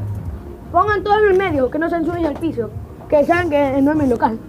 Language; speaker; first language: Spanish; native; Spanish